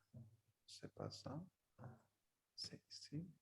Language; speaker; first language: French; non-native, learner; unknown